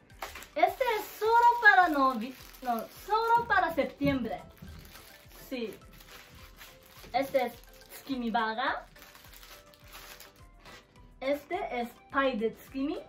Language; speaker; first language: Spanish; non-native, learner; Japanese